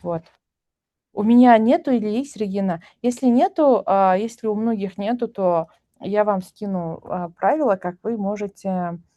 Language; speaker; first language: Russian; non-native, local second language; Kazakh